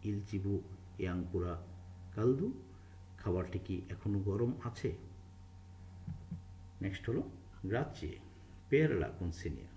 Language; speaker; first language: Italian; non-native, fluent; Bangla